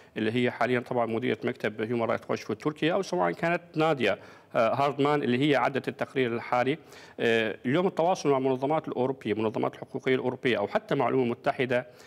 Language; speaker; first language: Arabic; native; Arabic